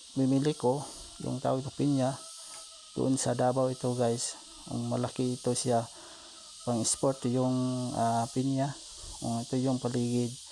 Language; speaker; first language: Filipino; non-native, local second language; Cebuano